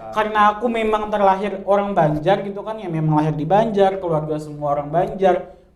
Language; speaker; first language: Indonesian; native; Indonesian